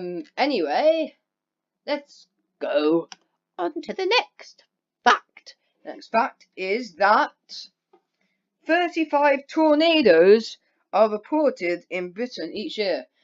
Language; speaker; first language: English; native; English